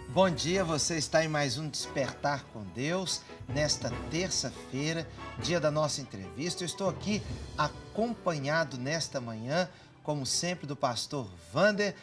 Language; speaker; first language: Portuguese; native; Portuguese